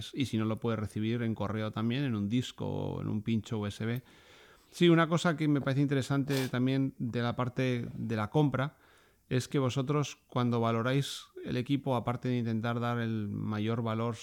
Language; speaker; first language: Spanish; native; Spanish